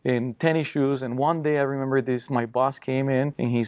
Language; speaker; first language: English; non-native, fluent; Spanish